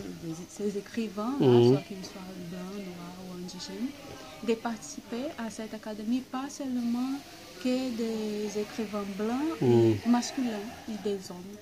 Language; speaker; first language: French; non-native, fluent; Portuguese